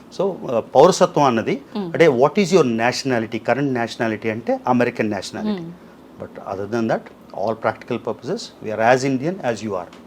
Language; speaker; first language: Telugu; native; Telugu